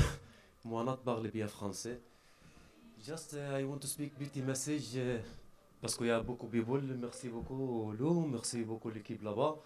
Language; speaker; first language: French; non-native, learner; Arabic